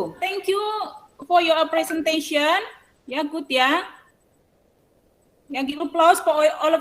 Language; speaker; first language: English; non-native, learner; Indonesian